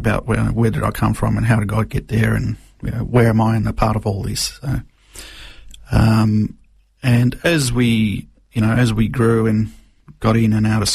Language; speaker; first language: English; non-native, local second language; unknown